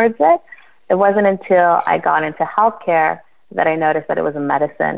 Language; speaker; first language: English; native; English